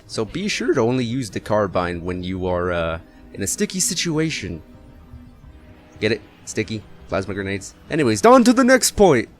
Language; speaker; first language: English; native; English